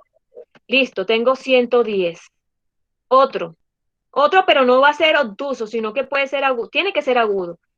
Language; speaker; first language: Spanish; native; Spanish